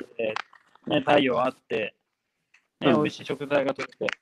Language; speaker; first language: Japanese; native; Japanese